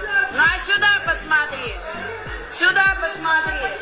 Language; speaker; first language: Russian; non-native, fluent; Armenian